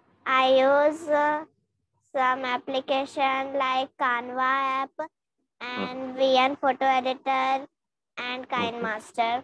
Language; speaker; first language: English; non-native, learner; Hindi